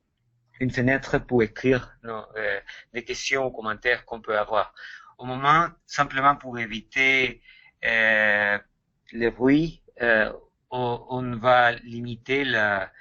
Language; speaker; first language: French; non-native, fluent; Spanish